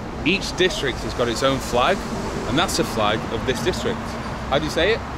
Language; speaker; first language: English; native; English